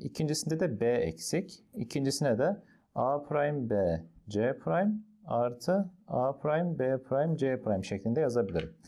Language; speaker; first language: Turkish; native; Turkish